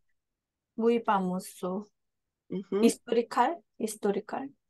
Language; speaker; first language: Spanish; non-native, learner; Korean